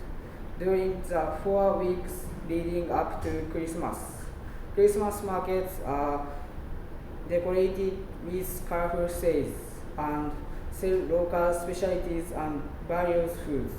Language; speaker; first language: English; non-native, learner; Japanese